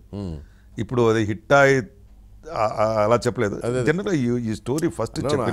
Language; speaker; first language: Telugu; non-native, learner; Tamil